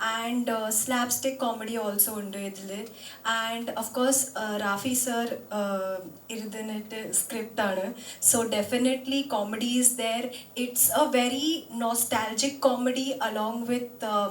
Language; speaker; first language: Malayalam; non-native, local second language; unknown